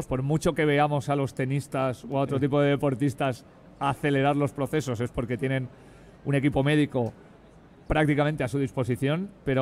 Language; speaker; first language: Spanish; native; Spanish